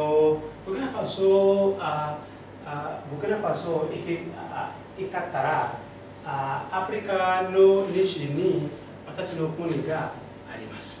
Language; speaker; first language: Japanese; non-native, learner; Mossi